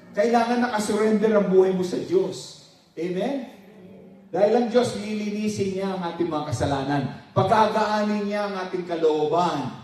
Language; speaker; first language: Filipino; non-native, local second language; Pampanga